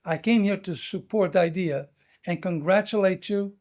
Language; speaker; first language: English; non-native, fluent; Portuguese